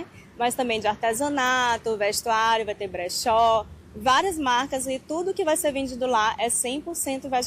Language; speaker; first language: Portuguese; native; Portuguese